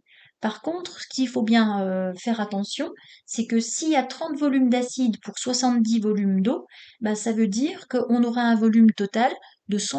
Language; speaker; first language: French; native; French